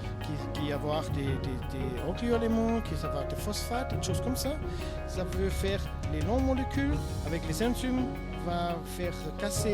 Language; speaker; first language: French; non-native, learner; German